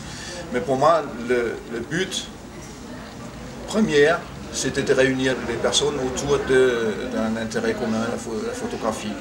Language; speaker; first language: French; non-native, fluent; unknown